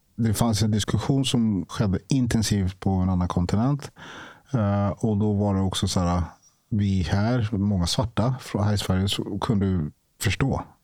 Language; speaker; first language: Swedish; early bilingual, other home language; Ganda